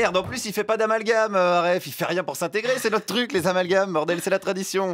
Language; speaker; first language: French; native; French